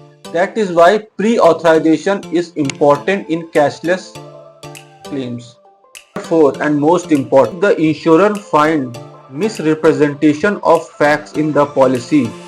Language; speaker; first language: English; non-native, local second language; Hindi